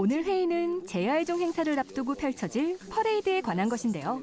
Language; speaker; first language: Korean; native; Korean